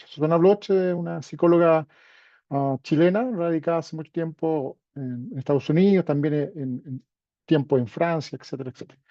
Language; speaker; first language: Spanish; native; Spanish